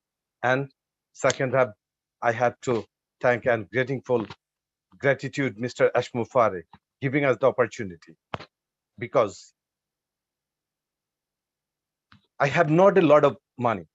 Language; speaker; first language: English; non-native, learner; Bangla